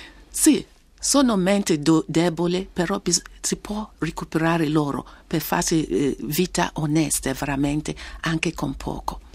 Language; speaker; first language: Italian; non-native, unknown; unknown